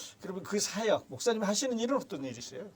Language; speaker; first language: Korean; native; Korean